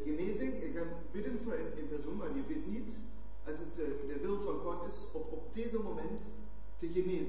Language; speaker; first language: Dutch; non-native, fluent; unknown